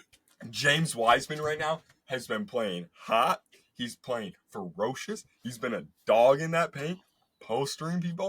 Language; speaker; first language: English; native; English